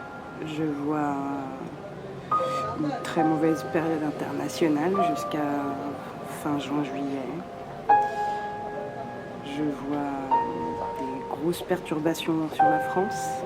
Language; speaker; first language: French; native; French